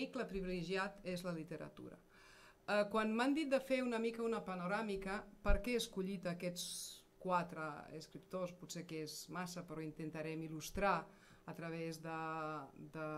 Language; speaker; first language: Catalan; non-native, fluent; Serbian